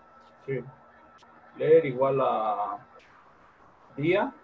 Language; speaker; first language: Spanish; native; Spanish